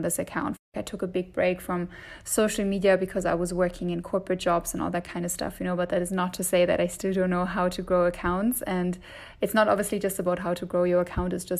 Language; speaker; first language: English; non-native, fluent; German